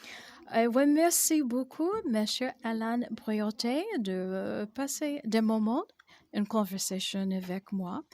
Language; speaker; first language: French; non-native, fluent; English